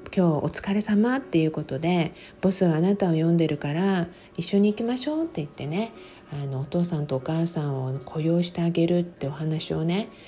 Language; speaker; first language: Japanese; native; Japanese